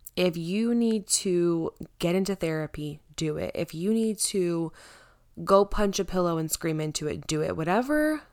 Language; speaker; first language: English; native; English